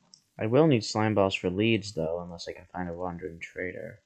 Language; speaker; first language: English; native; English